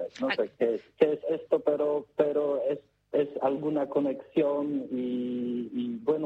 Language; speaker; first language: Spanish; non-native, learner; Polish